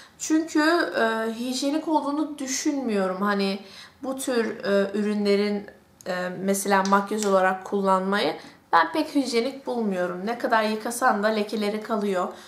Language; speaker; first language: Turkish; early bilingual, heritage; Turkish